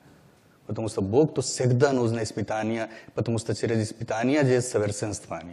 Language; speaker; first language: Russian; non-native, learner; Hindi